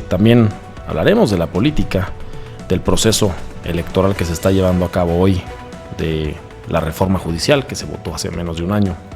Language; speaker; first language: Spanish; native; Spanish